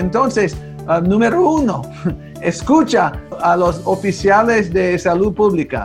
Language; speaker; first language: Spanish; early bilingual, heritage; Spanish